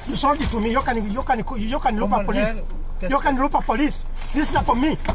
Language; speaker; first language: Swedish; non-native, learner; Ganda